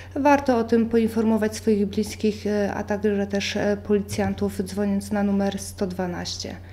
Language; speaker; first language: Polish; native; Polish